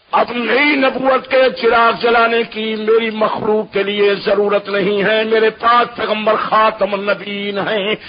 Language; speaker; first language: Urdu; non-native, local second language; Saraiki